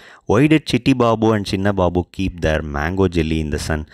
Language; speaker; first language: English; non-native, local second language; Tamil